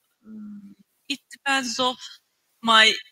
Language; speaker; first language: English; non-native, learner; Turkish